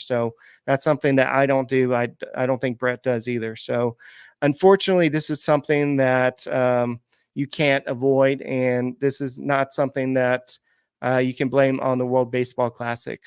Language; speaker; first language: English; native; English